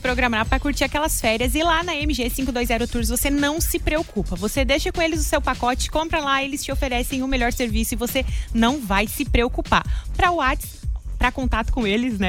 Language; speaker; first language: Portuguese; native; Portuguese